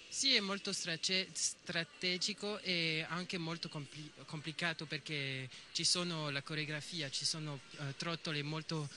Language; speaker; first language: Italian; non-native, learner; French